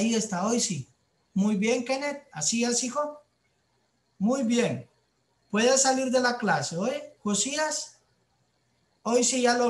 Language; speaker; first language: Spanish; native; Spanish